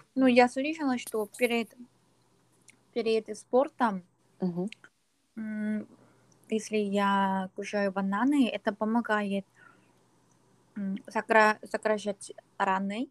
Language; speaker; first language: Russian; non-native, learner; Korean